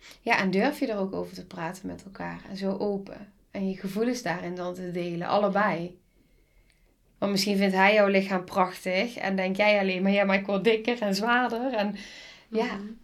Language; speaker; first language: Dutch; native; Dutch